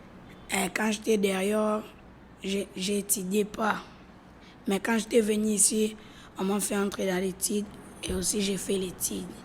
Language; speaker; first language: French; non-native, learner; Lingala